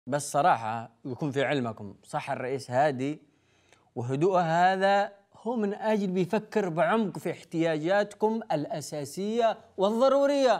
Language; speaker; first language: Arabic; native; Arabic